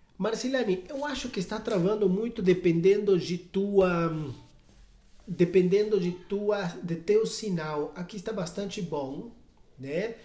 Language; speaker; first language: Portuguese; non-native, fluent; Spanish